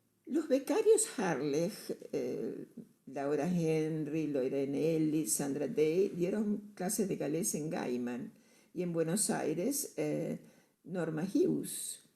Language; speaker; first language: Spanish; native; Spanish